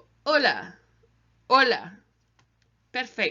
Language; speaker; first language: Spanish; non-native, learner; English